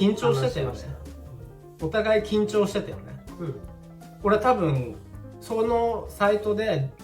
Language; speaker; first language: Japanese; native; Japanese